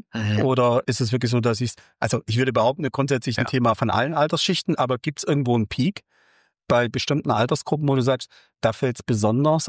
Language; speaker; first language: German; native; German